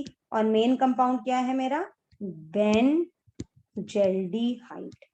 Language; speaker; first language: Hindi; native; Hindi